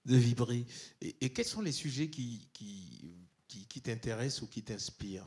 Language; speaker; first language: French; native; French